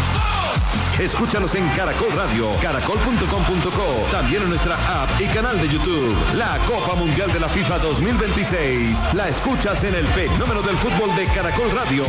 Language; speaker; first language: Spanish; native; Spanish